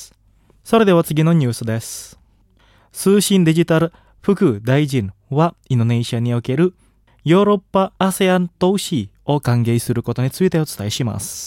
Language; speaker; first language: Japanese; non-native, fluent; Indonesian